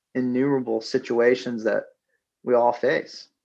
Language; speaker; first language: English; native; English